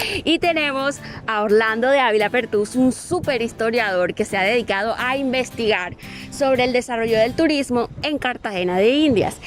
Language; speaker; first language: Spanish; native; Spanish